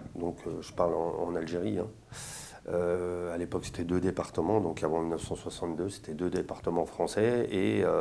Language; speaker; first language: French; native; French